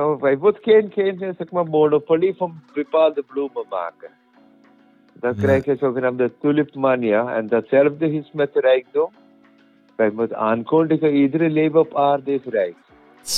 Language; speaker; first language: Dutch; non-native, learner; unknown